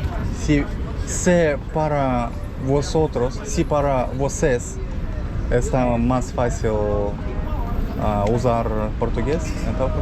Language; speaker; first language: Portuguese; non-native, learner; Russian